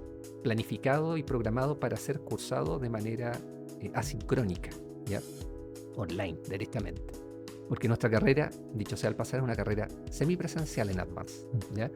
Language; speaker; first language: Spanish; native; Spanish